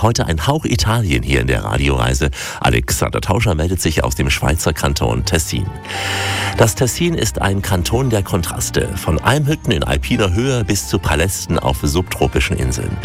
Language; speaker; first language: German; native; German